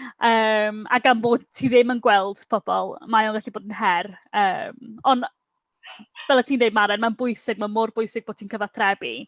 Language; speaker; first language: Welsh; native; Welsh